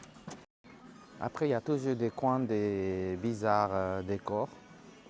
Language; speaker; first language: French; non-native, learner; Japanese